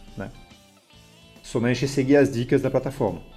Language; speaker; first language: Portuguese; non-native, fluent; French